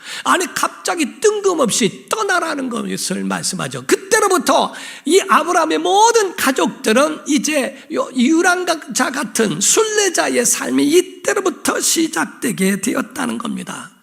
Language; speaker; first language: Korean; native; Korean